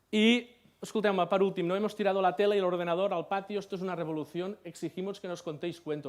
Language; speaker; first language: Spanish; non-native, local second language; Catalan